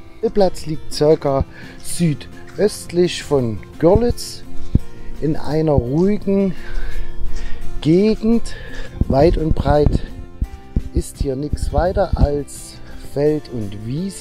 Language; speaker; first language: German; native; German